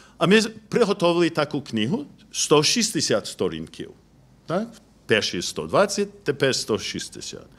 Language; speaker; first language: Ukrainian; non-native, fluent; English